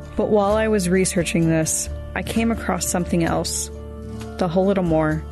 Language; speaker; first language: English; native; English